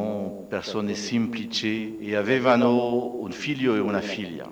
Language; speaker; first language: Italian; non-native, fluent; French